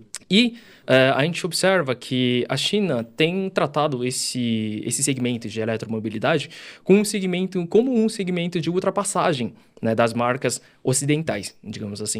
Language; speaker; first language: Portuguese; early bilingual, other home language; Chinese